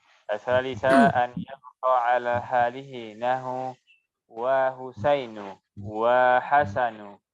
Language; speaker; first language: Arabic; non-native, learner; Indonesian